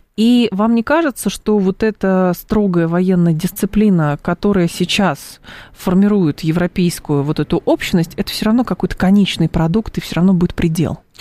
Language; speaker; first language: Russian; native; Russian